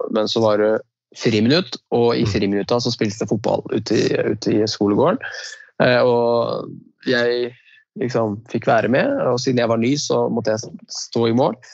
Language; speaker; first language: Norwegian; early bilingual, other home language; Riffian